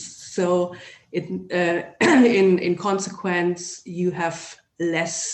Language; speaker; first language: English; non-native, fluent; German